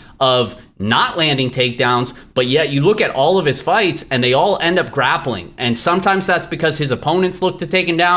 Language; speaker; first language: English; native; English